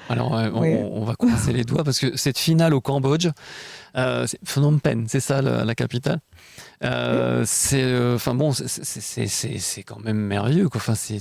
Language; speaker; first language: French; native; French